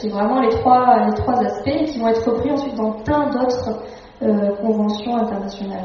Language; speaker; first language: French; native; French